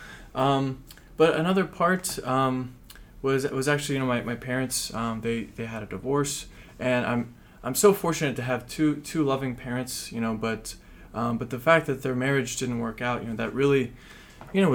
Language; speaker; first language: English; native; English